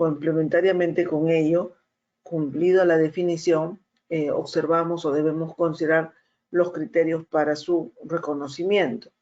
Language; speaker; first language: Spanish; native; Spanish